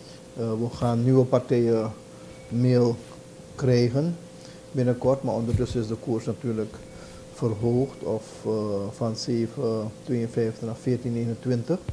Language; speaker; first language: Dutch; native; Dutch